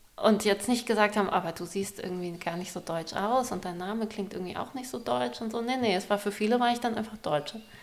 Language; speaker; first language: German; early bilingual, other home language; Persian